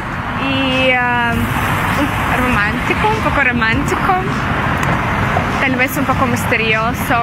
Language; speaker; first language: Spanish; non-native, fluent; Russian